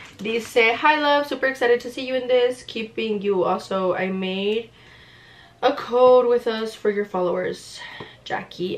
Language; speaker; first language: English; early bilingual, other home language; Spanish